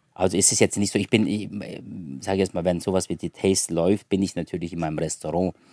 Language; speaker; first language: German; early bilingual, other home language; Turkish